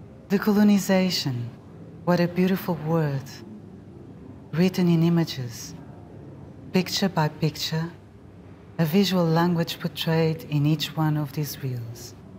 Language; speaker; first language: English; non-native, fluent; Portuguese